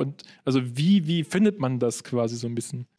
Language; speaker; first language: German; native; German